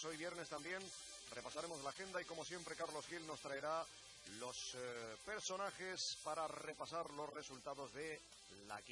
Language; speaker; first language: Spanish; native; Spanish